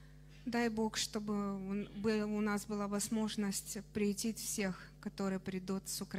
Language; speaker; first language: Russian; non-native, fluent; Romanian